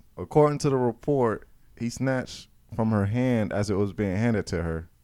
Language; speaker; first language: English; native; English